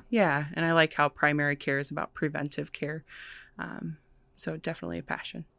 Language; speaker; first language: English; native; English